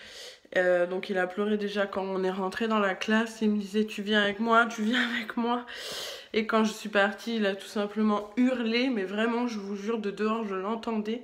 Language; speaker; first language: French; native; French